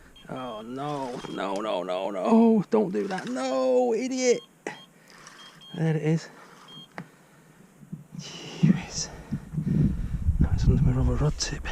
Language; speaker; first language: English; native; English